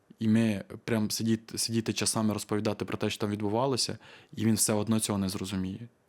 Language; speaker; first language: Ukrainian; native; Ukrainian